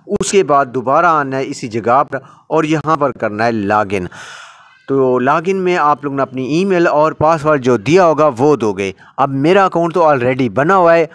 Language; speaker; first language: Urdu; native; Urdu